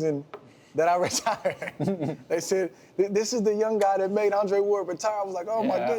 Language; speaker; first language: English; native; English